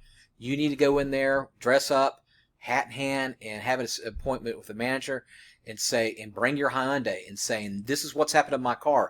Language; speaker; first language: English; native; English